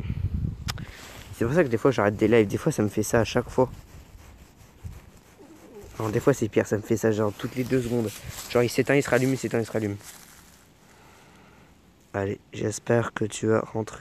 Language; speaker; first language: French; native; French